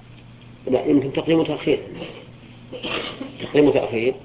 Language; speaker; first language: Arabic; native; Arabic